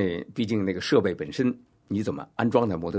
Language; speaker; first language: Chinese; native; Chinese